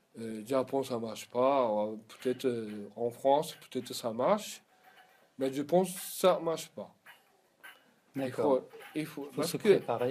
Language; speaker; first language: French; non-native, learner; Japanese